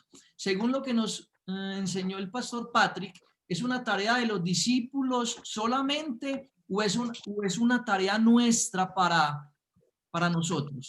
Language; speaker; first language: Spanish; native; Spanish